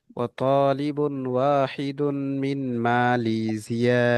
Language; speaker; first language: Arabic; non-native, fluent; Bangla